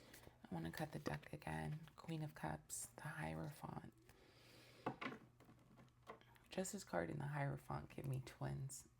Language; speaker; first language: English; native; English